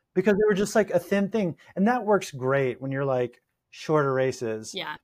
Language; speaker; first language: English; native; English